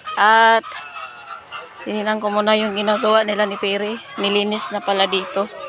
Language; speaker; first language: Filipino; non-native, local second language; Cebuano